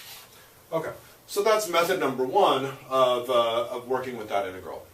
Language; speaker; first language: English; native; English